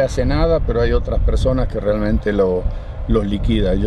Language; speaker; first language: Spanish; native; Spanish